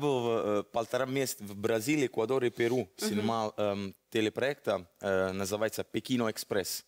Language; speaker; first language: Russian; non-native, learner; Italian